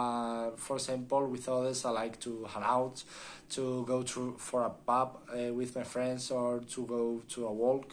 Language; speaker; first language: English; non-native, learner; Spanish